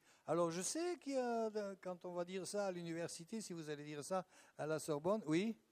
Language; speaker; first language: French; native; French